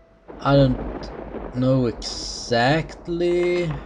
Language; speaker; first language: English; non-native, fluent; Swedish